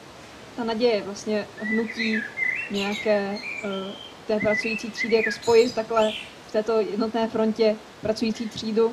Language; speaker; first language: Czech; native; Czech